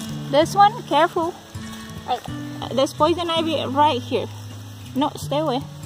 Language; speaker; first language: English; non-native, fluent; Indonesian